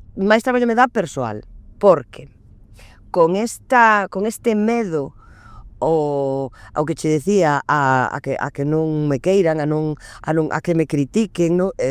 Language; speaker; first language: Galician; non-native, local second language; Spanish